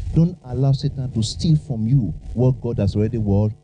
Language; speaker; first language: English; non-native, local second language; Yoruba